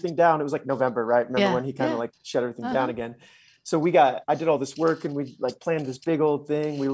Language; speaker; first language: English; native; English